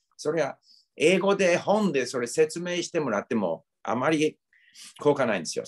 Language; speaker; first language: Japanese; non-native, fluent; English